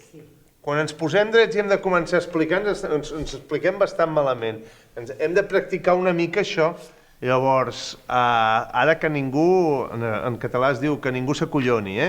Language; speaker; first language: Catalan; native; Catalan